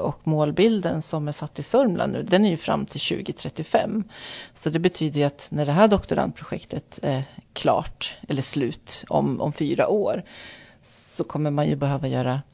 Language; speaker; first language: Swedish; native; Swedish